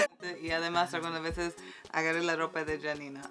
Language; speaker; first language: Spanish; early bilingual, heritage; Spanish